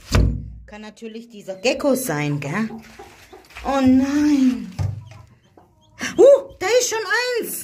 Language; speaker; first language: German; native; German